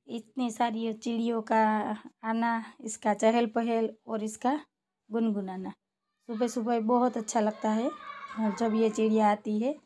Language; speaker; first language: Hindi; non-native, local second language; Gujarati